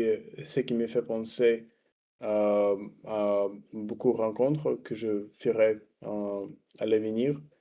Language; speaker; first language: French; non-native, fluent; Russian